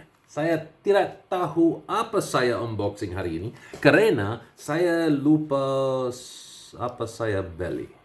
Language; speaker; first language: Indonesian; non-native, learner; English